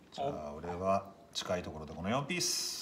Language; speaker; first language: Japanese; native; Japanese